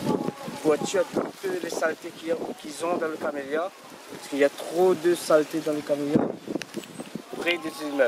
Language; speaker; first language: French; non-native, local second language; Réunion Creole French